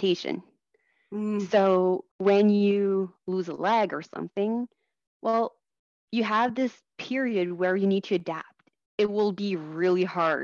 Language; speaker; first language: English; non-native, fluent; French